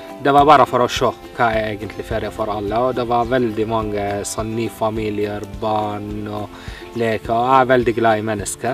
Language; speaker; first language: Norwegian; non-native, fluent; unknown